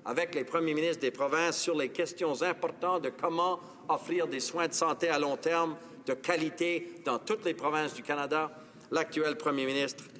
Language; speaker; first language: French; non-native, local second language; English